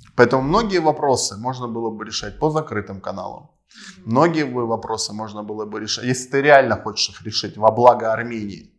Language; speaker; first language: Russian; non-native, local second language; Armenian